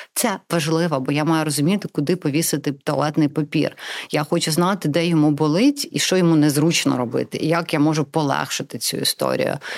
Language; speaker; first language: Ukrainian; non-native, local second language; Russian